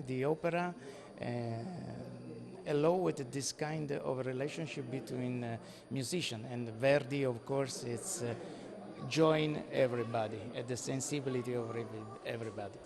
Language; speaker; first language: English; non-native, fluent; Italian